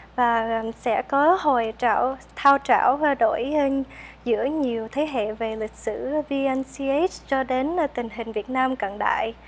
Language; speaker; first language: Vietnamese; early bilingual, heritage; Vietnamese